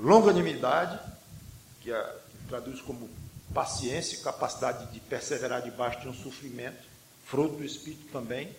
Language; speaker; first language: Portuguese; native; Portuguese